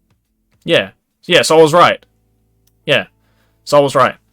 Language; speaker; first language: English; native; English